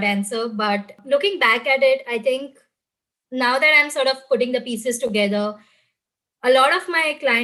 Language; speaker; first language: English; non-native, local second language; Gujarati